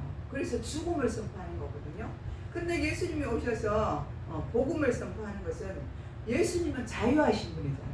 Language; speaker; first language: Korean; native; Korean